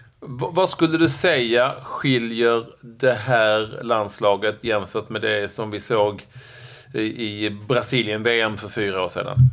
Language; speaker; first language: Swedish; native; Swedish